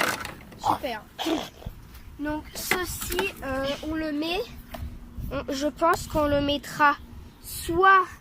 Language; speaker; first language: French; native; French